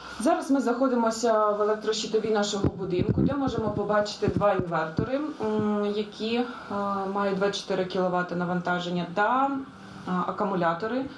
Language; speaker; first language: Ukrainian; native; Ukrainian